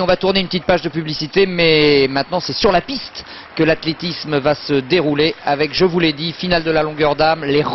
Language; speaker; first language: French; native; French